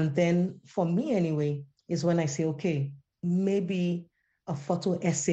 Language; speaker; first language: English; non-native, local second language; Yoruba